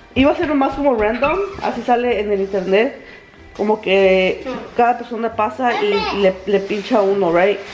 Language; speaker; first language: Spanish; early bilingual, heritage; Spanish